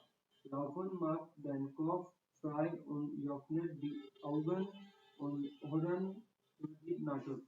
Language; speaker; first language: German; non-native, learner; Hindi